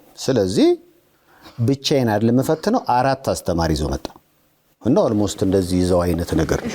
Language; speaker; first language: Amharic; native; Amharic